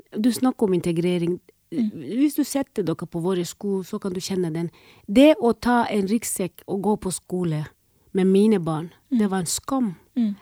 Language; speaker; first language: Norwegian; non-native, fluent; Somali